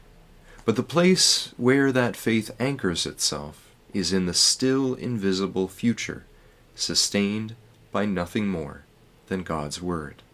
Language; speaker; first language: English; native; English